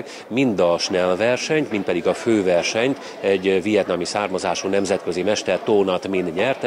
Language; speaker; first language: Hungarian; native; Hungarian